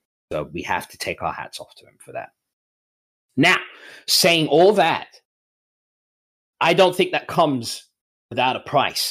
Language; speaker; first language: English; native; English